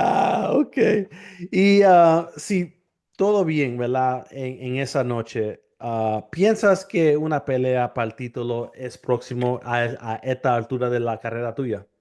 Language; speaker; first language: Spanish; early bilingual, heritage; English